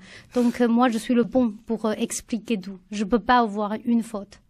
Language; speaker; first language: French; non-native, learner; Chinese